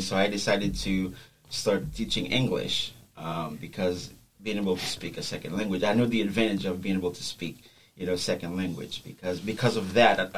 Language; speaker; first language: English; non-native, fluent; Haitian Creole